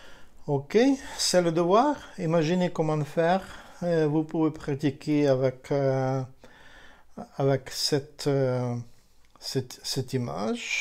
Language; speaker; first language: French; non-native, fluent; Ukrainian